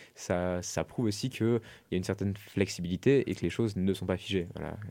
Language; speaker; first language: French; non-native, fluent; German